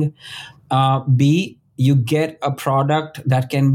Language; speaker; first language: English; non-native, local second language; Gujarati